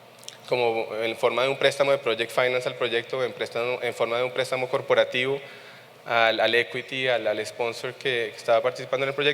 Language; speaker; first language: Spanish; native; Spanish